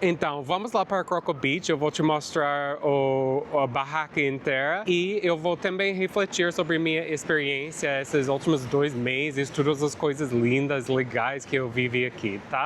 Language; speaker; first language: Portuguese; non-native, fluent; English